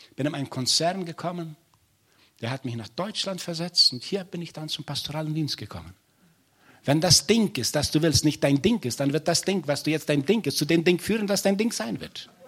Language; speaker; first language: German; non-native, fluent; Portuguese